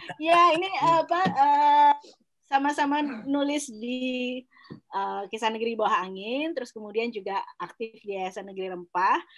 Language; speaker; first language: Indonesian; native; Indonesian